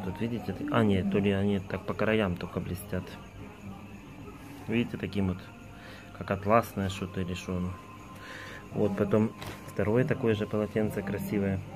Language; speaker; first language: Russian; native; Russian